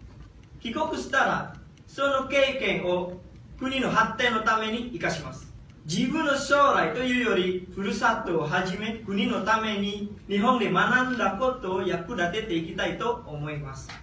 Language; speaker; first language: Japanese; non-native, learner; Indonesian